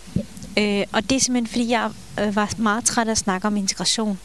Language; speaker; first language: Danish; early bilingual, other home language; Turkish